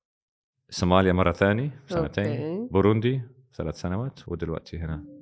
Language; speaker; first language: Arabic; non-native, learner; English